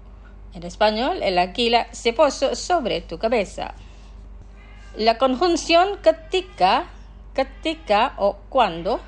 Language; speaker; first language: Spanish; non-native, fluent; Indonesian